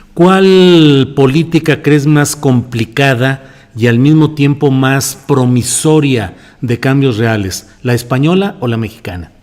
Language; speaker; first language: Spanish; native; Spanish